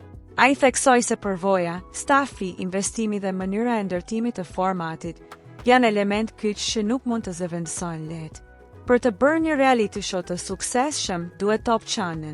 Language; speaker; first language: Albanian; native; Albanian